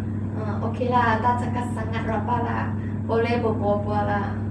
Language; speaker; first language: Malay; non-native, local second language; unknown